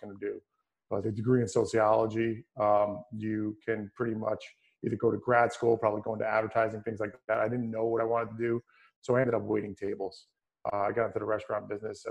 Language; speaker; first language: English; native; English